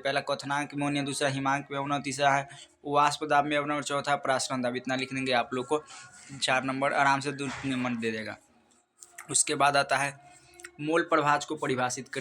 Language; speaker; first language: Hindi; native; Hindi